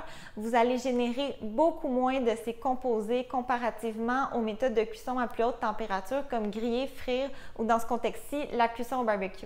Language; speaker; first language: French; native; French